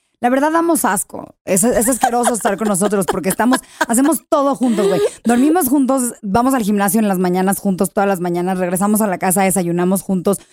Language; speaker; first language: Spanish; early bilingual, heritage; English